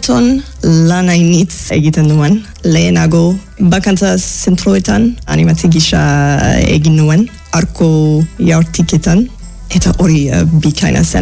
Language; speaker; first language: Basque; non-native, fluent; English